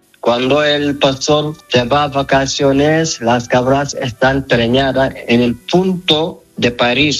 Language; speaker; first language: Spanish; non-native, learner; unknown